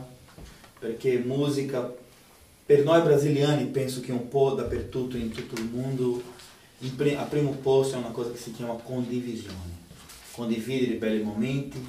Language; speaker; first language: Italian; non-native, fluent; Portuguese